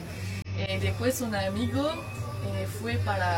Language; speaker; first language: Spanish; non-native, learner; French